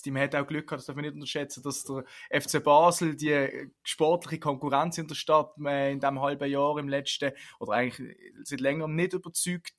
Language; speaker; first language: German; native; German